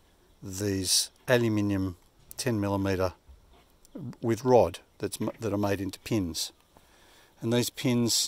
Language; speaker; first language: English; native; English